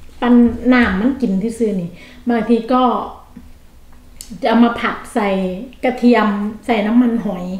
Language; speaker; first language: Thai; non-native, local second language; Northeastern Thai